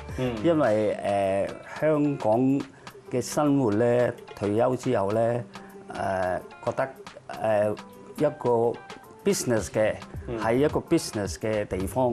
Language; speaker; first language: Cantonese; non-native, fluent; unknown